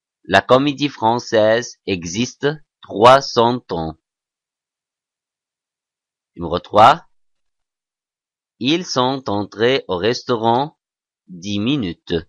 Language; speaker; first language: French; non-native, fluent; Arabic